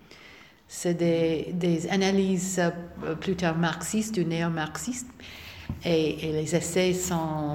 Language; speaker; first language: French; non-native, fluent; English